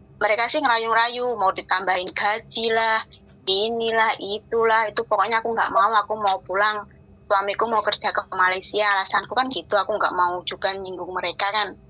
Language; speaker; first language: Indonesian; non-native, local second language; Javanese